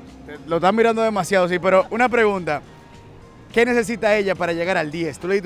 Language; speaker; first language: Spanish; native; Spanish